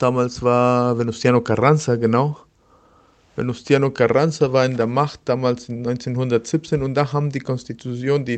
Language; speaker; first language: German; non-native, learner; Spanish